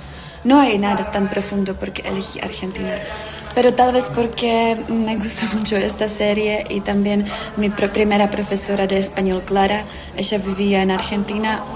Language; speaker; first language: Spanish; non-native, fluent; Czech